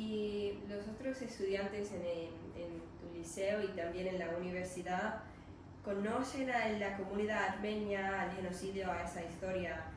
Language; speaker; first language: Spanish; non-native, learner; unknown